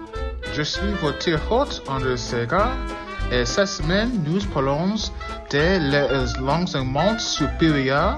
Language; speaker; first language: French; non-native, learner; English